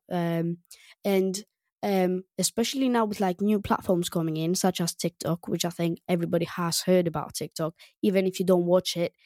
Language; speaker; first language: English; non-native, fluent; Greek